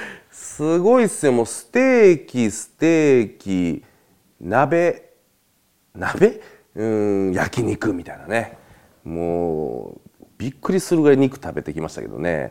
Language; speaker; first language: Japanese; native; Japanese